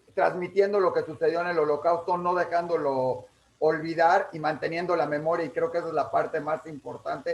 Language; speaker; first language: Spanish; native; Spanish